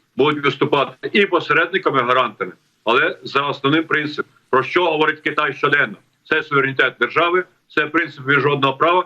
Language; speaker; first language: Ukrainian; native; Ukrainian